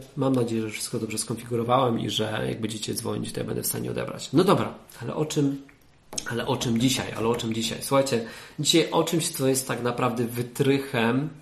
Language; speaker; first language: Polish; native; Polish